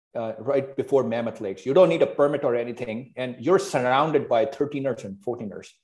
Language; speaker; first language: English; non-native, local second language; Hindi